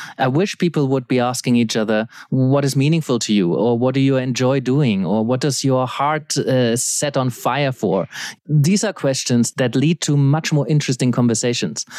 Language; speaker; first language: English; non-native, fluent; German